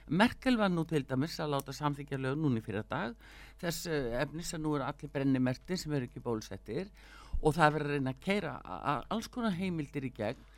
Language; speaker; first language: Icelandic; early bilingual, heritage; Icelandic